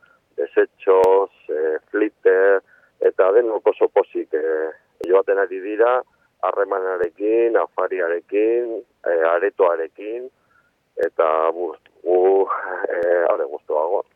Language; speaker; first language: Basque; non-native, local second language; Spanish